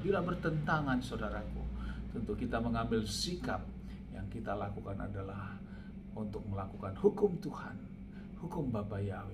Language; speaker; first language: Indonesian; native; Indonesian